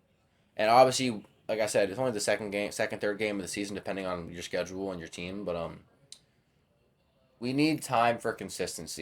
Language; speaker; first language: English; native; English